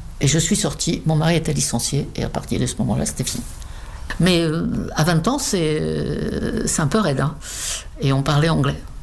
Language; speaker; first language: French; non-native, fluent; Czech